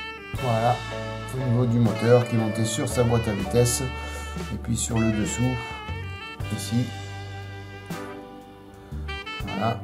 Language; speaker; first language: French; native; French